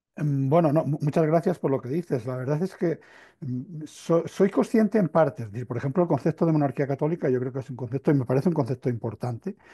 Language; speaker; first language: Spanish; native; Spanish